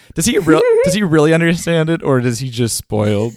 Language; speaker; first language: English; early bilingual, other home language; Italian